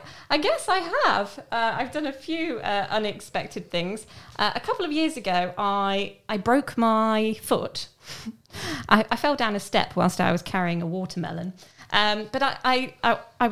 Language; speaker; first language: English; native; English